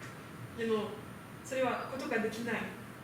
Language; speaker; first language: Japanese; non-native, learner; French